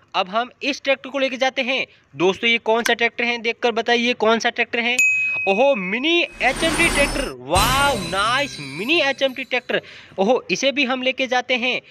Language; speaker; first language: Hindi; native; Hindi